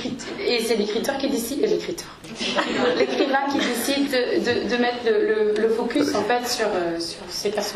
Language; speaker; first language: French; native; French